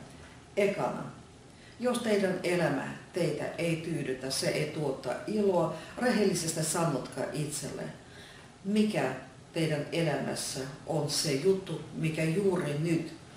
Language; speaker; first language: Finnish; non-native, fluent; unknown